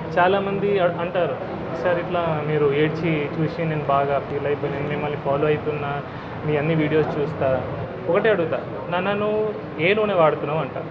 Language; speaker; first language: Telugu; non-native, local second language; Hindi